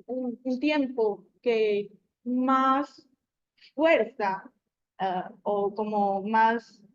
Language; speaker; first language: Spanish; non-native, learner; Chinese